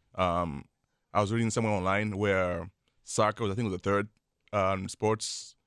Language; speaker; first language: English; non-native, local second language; Swahili